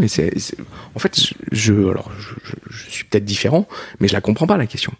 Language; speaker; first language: French; native; French